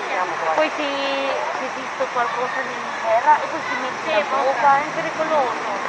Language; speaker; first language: Italian; non-native, learner; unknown